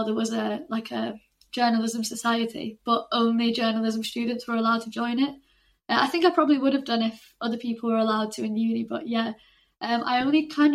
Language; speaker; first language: English; native; English